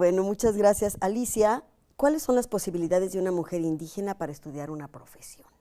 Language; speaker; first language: Spanish; native; Spanish